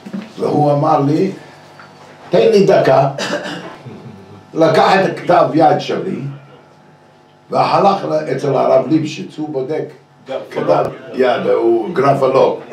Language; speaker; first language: Hebrew; non-native, fluent; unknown